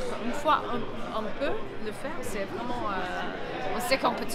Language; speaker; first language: French; non-native, fluent; English